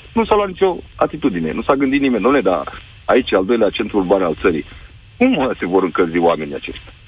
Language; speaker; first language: Romanian; native; Romanian